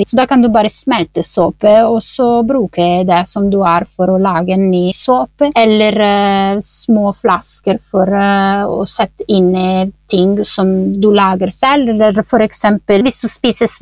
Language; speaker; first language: Norwegian; non-native, fluent; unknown